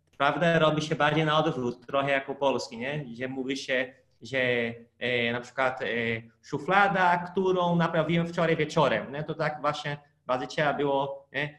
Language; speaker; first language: Polish; non-native, fluent; Portuguese